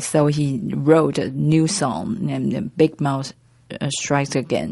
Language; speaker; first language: English; non-native, learner; Chinese